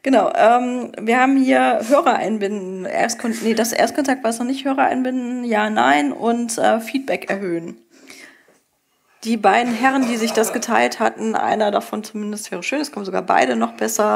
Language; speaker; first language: German; native; German